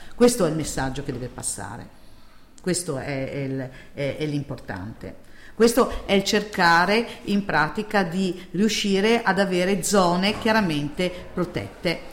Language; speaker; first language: Italian; native; Italian